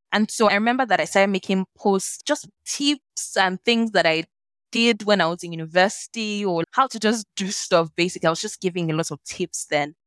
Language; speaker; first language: English; non-native, local second language; Yoruba